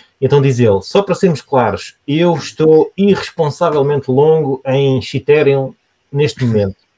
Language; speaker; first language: Portuguese; native; Portuguese